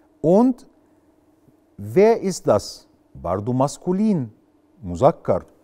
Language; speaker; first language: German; non-native, fluent; Arabic